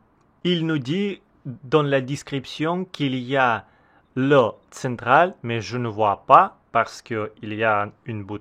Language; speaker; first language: French; non-native, learner; Russian